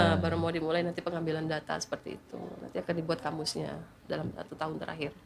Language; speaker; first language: Indonesian; native; Indonesian